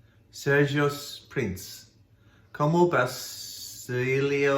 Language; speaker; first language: Portuguese; non-native, learner; English